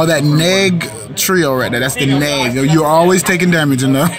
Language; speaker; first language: English; native; English